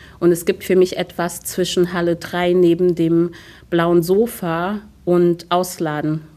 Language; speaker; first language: German; early bilingual, other home language; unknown